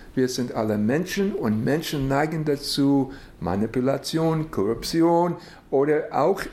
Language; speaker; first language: German; non-native, fluent; English